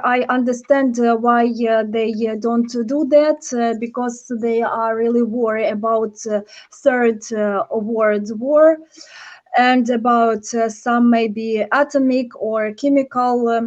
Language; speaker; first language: English; non-native, learner; Ukrainian